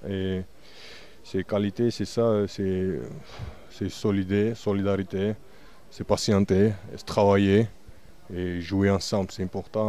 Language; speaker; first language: French; non-native, learner; Georgian